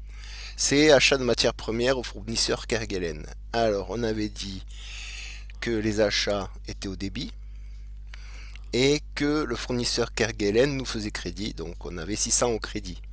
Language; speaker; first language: French; native; French